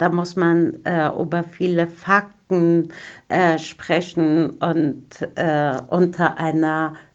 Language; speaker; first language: German; non-native, fluent; Persian